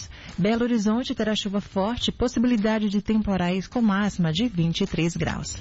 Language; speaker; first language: Portuguese; native; Portuguese